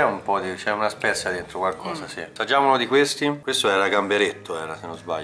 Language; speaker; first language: Italian; native; Italian